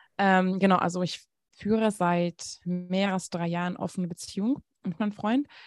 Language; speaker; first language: German; non-native, fluent; Hungarian